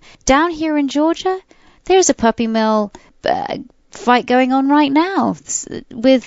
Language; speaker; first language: English; native; English